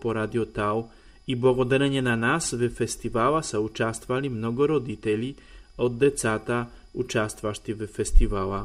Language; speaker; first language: Bulgarian; non-native, fluent; Polish